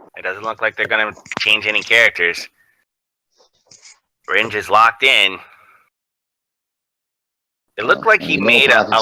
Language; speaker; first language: English; native; English